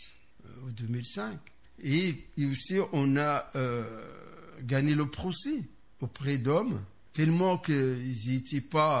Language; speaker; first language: French; non-native, fluent; Arabic